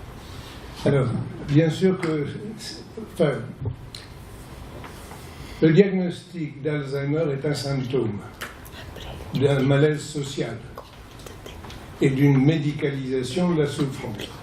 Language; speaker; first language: French; native; French